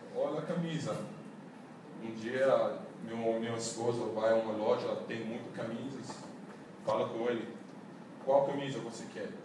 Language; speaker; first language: Portuguese; non-native, learner; English